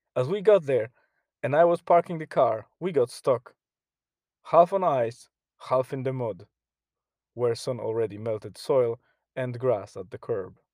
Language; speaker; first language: English; non-native, fluent; Polish